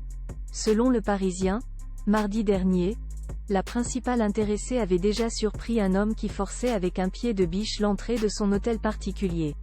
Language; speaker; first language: French; native; French